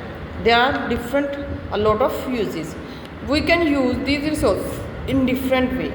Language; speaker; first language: Hindi; native; Hindi